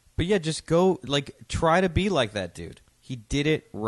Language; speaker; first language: English; native; English